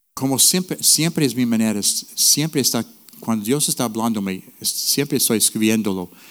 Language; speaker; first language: Spanish; non-native, fluent; English